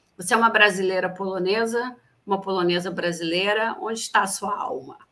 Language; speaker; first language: Portuguese; native; Portuguese